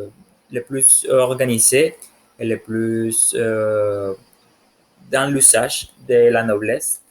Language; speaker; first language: French; non-native, learner; Spanish